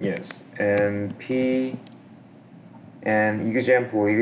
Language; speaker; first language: English; non-native, learner; Korean